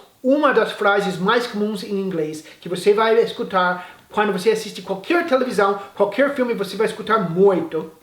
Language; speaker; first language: Portuguese; non-native, fluent; English